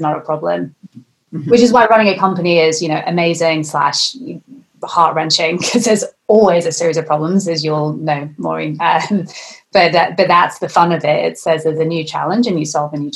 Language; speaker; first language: English; native; English